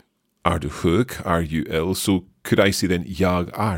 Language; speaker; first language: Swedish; non-native, learner; English